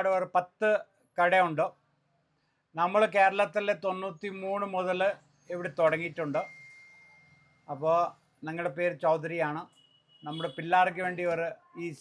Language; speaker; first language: Malayalam; non-native, local second language; Hindi